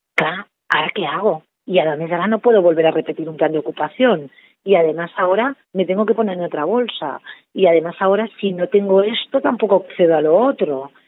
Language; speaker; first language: Spanish; non-native, local second language; Catalan